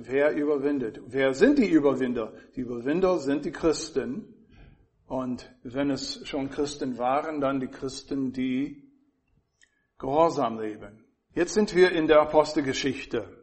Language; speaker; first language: German; non-native, fluent; English